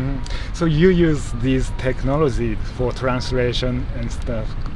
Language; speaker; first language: English; non-native, fluent; Japanese